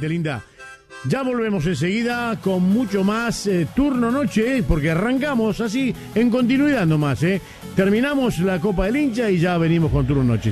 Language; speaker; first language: Spanish; native; Spanish